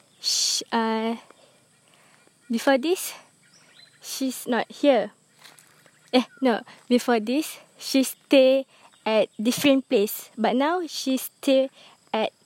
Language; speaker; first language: English; non-native, learner; Malay